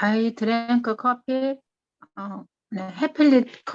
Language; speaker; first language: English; non-native, learner; Korean